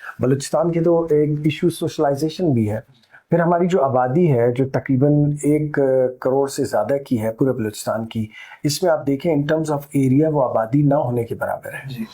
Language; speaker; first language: Urdu; non-native, local second language; Baluchi